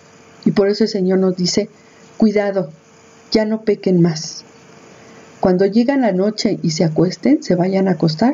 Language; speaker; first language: Spanish; native; Spanish